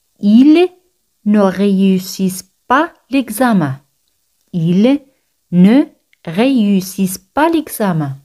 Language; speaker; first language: French; non-native, fluent; Spanish